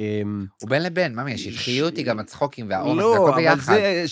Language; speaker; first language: Hebrew; native; Hebrew